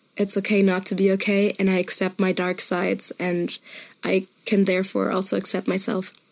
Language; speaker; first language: English; non-native, fluent; German